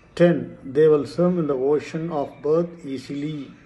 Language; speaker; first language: English; non-native, local second language; Tamil